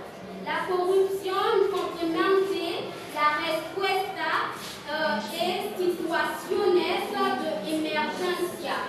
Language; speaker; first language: Spanish; non-native, learner; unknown